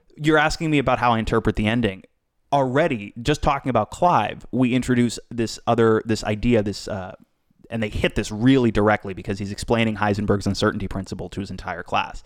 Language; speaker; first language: English; native; English